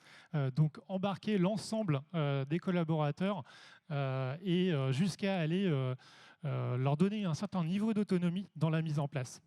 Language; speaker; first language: French; native; French